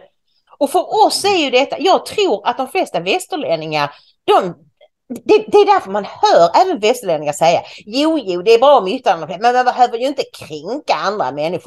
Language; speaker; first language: Swedish; native; Swedish